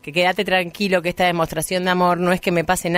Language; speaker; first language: Spanish; native; Spanish